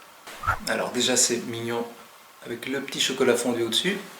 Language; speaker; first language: French; native; French